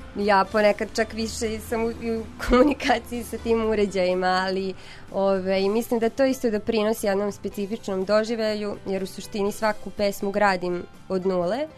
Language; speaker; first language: Serbian; native; Serbian